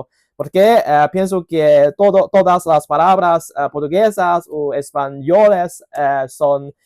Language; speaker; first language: Spanish; non-native, fluent; Cantonese